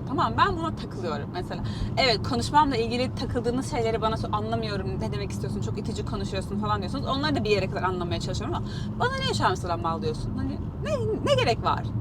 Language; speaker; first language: Turkish; native; Turkish